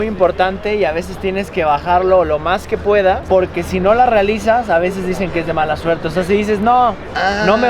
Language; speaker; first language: Spanish; native; Spanish